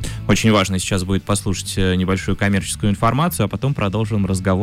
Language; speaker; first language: Russian; native; Russian